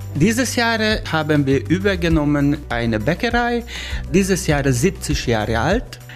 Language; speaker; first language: German; non-native, learner; Hungarian